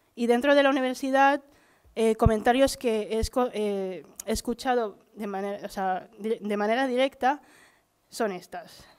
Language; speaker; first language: Spanish; early bilingual, other home language; Filipino